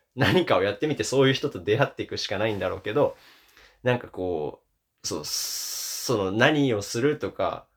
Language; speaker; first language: Japanese; early bilingual, other home language; German